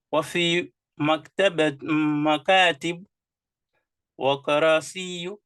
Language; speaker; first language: Arabic; non-native, fluent; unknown